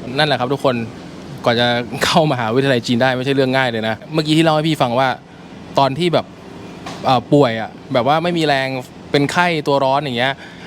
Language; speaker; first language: Thai; native; Thai